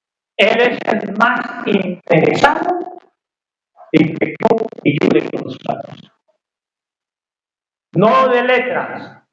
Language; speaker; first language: Spanish; native; Spanish